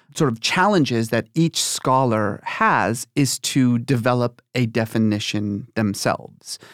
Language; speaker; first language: English; early bilingual, other home language; Persian